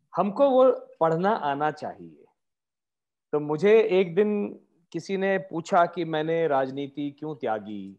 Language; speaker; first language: Hindi; non-native, local second language; Marathi